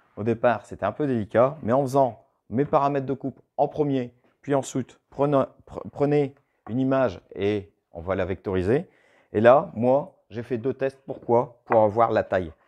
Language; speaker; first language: French; native; French